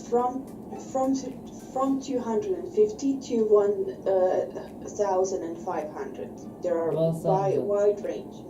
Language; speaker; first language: English; non-native, fluent; Bosnian